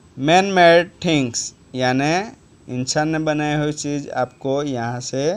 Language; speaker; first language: Hindi; non-native, local second language; Gujarati